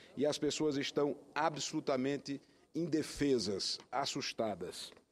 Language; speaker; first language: Portuguese; native; Portuguese